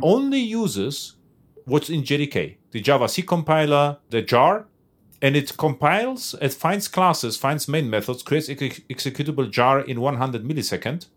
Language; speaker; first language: English; non-native, fluent; German